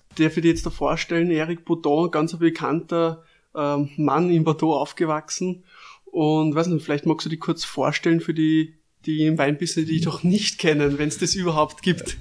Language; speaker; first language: German; native; German